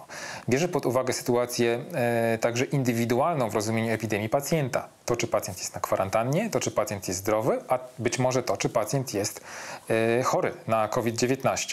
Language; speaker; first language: Polish; native; Polish